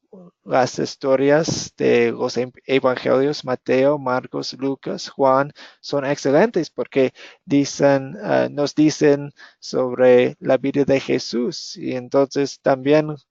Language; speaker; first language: Spanish; non-native, fluent; English